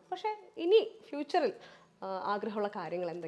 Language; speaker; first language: Malayalam; native; Malayalam